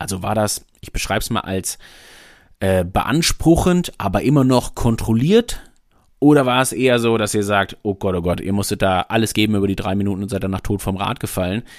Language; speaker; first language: German; native; German